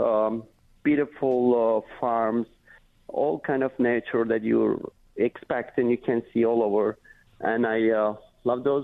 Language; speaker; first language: English; non-native, fluent; Turkish